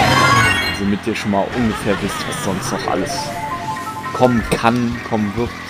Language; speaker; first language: German; native; German